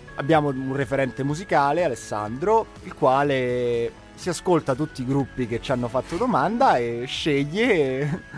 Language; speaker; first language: Italian; native; Italian